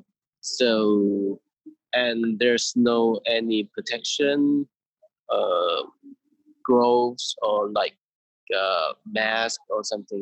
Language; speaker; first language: English; non-native, fluent; Min Nan Chinese